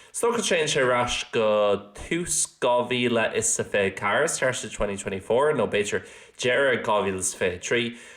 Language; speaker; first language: Irish; non-native, local second language; English